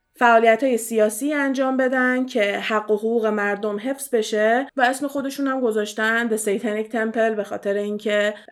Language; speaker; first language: Persian; early bilingual, heritage; Persian